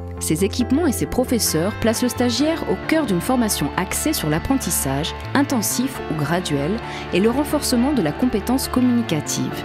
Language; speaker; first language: French; native; French